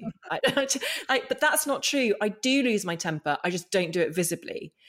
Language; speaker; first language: English; native; English